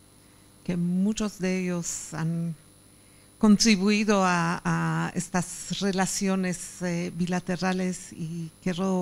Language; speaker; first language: Spanish; non-native, fluent; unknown